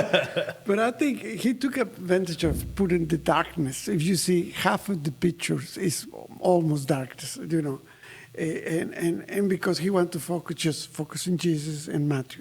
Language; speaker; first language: English; non-native, fluent; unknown